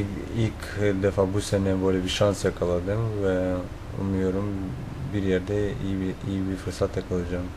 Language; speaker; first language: Turkish; non-native, fluent; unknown